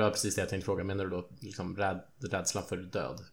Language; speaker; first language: Swedish; native; Swedish